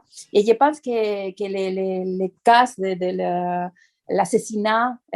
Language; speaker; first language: French; non-native, fluent; Spanish